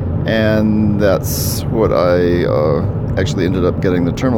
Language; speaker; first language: English; native; English